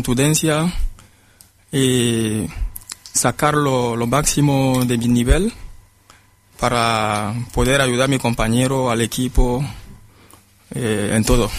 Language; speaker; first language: Spanish; non-native, fluent; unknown